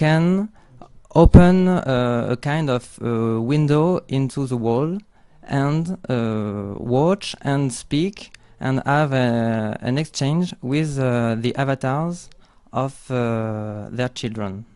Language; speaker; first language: English; non-native, learner; French